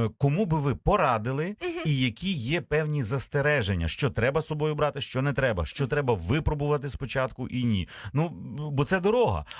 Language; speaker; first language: Ukrainian; native; Ukrainian